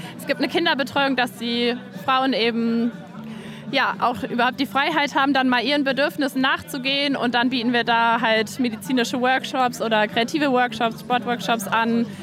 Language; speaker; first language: German; native; German